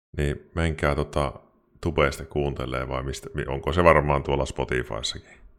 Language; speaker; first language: Finnish; native; Finnish